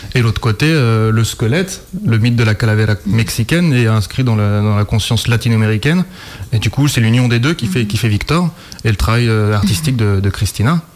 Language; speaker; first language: French; native; French